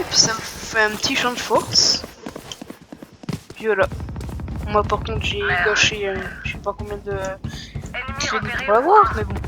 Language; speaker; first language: French; native; French